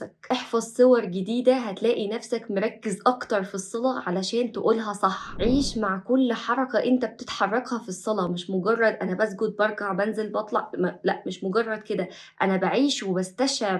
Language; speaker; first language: Arabic; native; Arabic